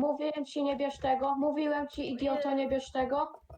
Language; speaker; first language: Polish; native; Polish